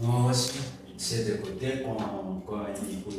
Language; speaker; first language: French; non-native, local second language; Malagasy